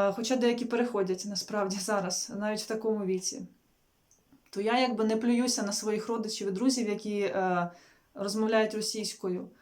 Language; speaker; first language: Ukrainian; non-native, local second language; Russian